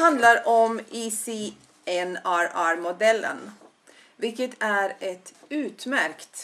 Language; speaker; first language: Swedish; non-native, fluent; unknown